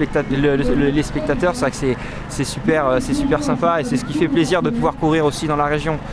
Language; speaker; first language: French; native; French